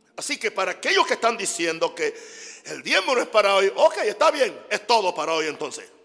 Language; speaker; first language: Spanish; non-native, fluent; English